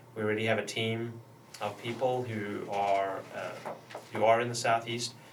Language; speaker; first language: English; native; English